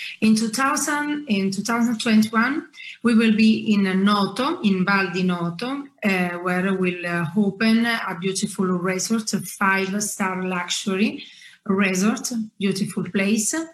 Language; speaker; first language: English; non-native, fluent; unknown